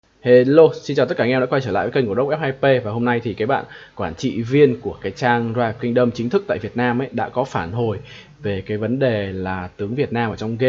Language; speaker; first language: Vietnamese; native; Vietnamese